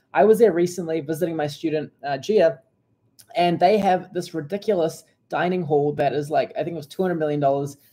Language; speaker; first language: English; native; English